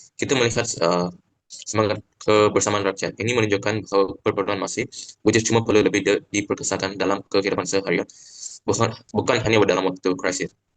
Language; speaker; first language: Malay; non-native, local second language; Tamil